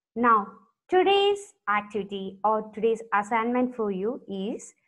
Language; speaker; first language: English; non-native, local second language; Malayalam